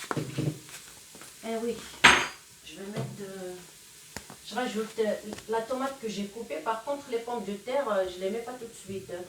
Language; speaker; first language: French; non-native, local second language; Arabic